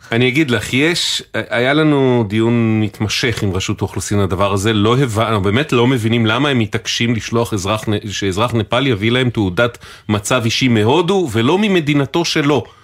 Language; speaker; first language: Hebrew; native; Hebrew